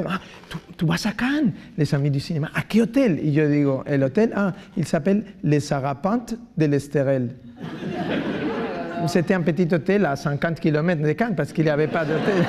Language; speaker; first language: French; non-native, fluent; Spanish